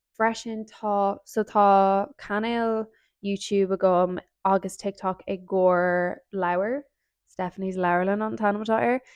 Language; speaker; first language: Irish; non-native, local second language; English